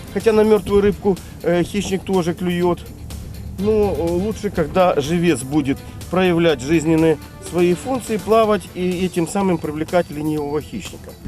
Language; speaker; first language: Russian; native; Russian